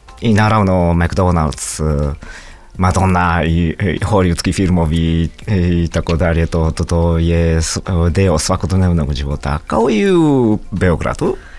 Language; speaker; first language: Serbian; non-native, fluent; Japanese